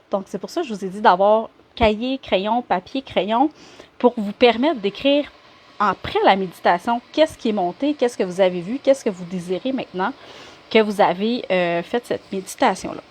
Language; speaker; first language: French; native; French